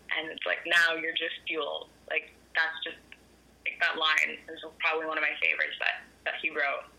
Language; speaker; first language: English; native; English